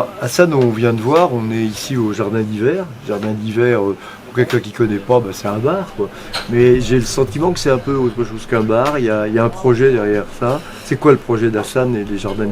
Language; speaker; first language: French; native; French